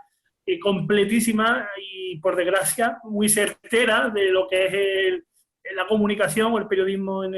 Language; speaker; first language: Spanish; native; Spanish